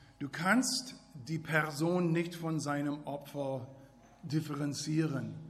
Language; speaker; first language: German; non-native, fluent; English